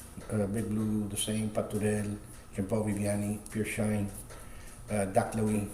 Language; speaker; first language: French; non-native, learner; Spanish